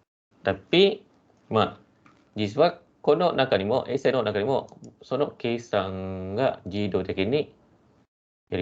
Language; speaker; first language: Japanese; non-native, fluent; Malay